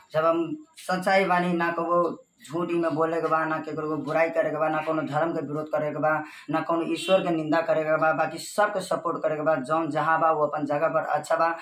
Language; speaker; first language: Bhojpuri; non-native, local second language; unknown